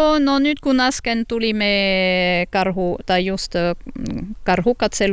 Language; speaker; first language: Finnish; non-native, learner; French